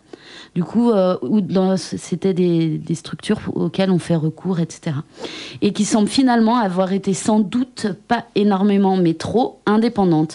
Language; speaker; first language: French; native; French